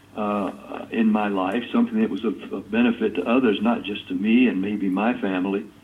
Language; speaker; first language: English; native; English